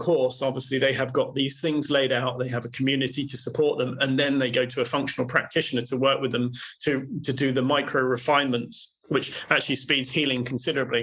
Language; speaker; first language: English; native; English